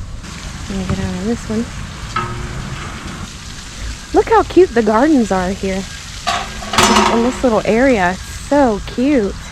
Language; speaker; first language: English; native; English